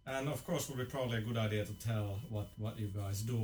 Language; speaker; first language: English; non-native, fluent; Finnish